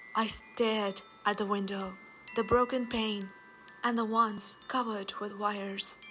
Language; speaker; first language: English; non-native, local second language; Hindi